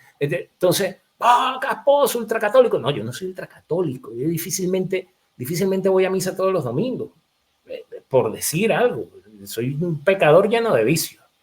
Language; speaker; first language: Spanish; native; Spanish